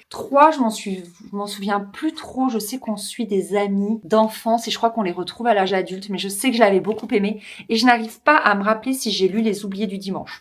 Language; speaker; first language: French; native; French